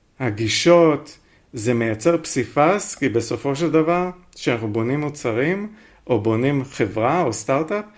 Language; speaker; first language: Hebrew; native; Hebrew